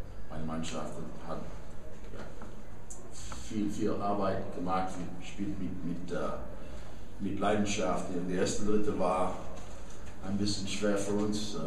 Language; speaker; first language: German; non-native, learner; English